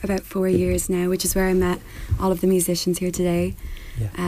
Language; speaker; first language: English; native; English